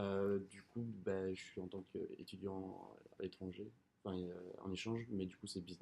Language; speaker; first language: French; native; French